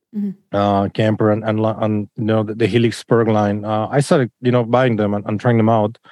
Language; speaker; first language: English; non-native, fluent; Spanish